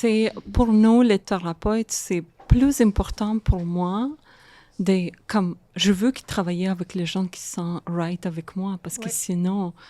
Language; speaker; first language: French; non-native, fluent; Russian